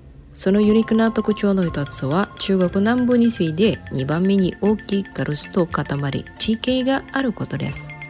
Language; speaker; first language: Japanese; non-native, fluent; Indonesian